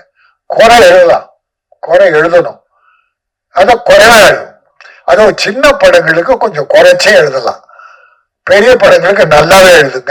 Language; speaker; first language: Tamil; native; Tamil